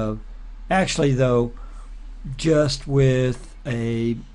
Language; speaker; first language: English; native; English